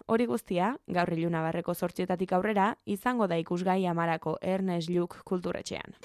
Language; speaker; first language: Basque; native; Basque